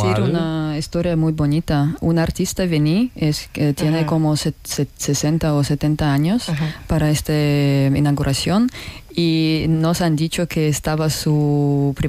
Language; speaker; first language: Spanish; non-native, learner; Russian